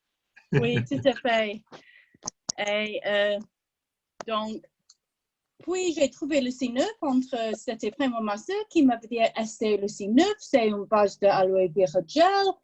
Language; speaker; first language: French; non-native, fluent; English